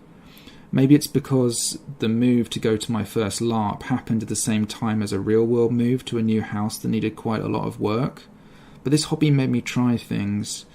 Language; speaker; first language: English; native; English